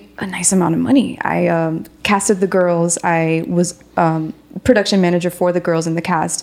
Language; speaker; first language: English; native; English